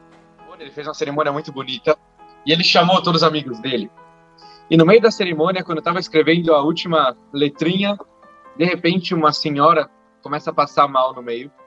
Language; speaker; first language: Portuguese; native; Portuguese